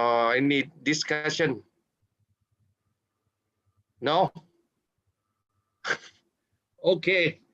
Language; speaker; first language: English; non-native, fluent; Thai